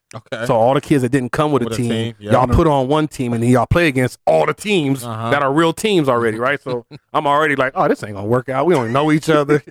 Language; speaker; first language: English; native; English